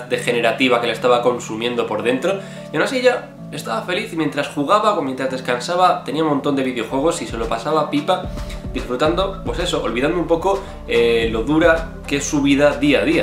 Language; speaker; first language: Spanish; native; Spanish